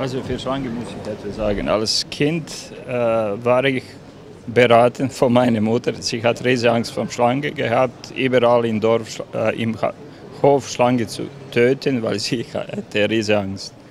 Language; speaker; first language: German; non-native, local second language; Serbian